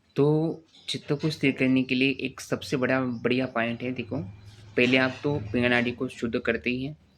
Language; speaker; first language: Hindi; non-native, local second language; Marathi